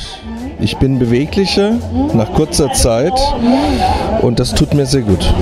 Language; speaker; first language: German; native; German